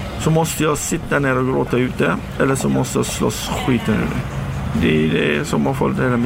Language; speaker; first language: Swedish; early bilingual, other home language; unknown